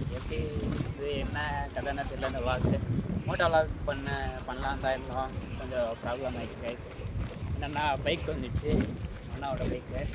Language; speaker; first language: Tamil; non-native, local second language; Telugu